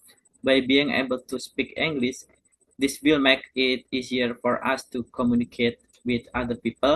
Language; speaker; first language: English; non-native, learner; Indonesian